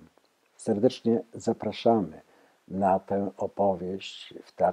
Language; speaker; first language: Polish; native; Polish